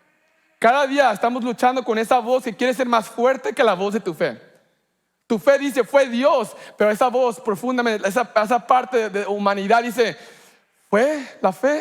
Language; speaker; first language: Spanish; early bilingual, heritage; Spanish